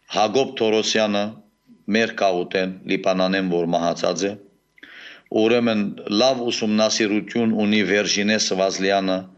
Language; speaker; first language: Armenian; native; Armenian